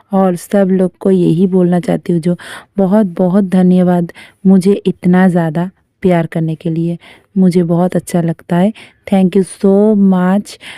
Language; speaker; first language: Hindi; non-native, local second language; Bangla